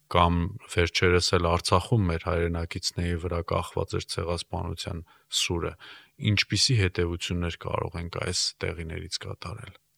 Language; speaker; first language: Armenian; native; Armenian